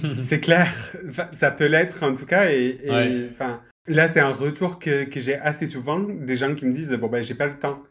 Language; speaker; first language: French; non-native, fluent; English